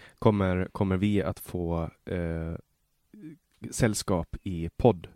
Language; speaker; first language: Swedish; native; Swedish